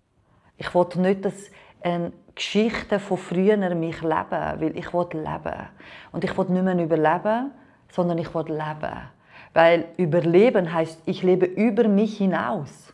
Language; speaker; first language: German; non-native, fluent; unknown